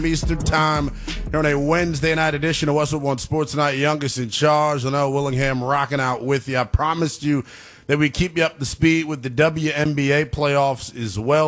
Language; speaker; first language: English; native; English